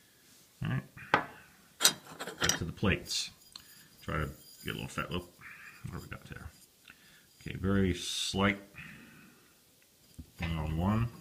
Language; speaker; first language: English; native; English